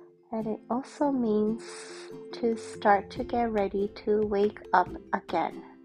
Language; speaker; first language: English; non-native, fluent; Japanese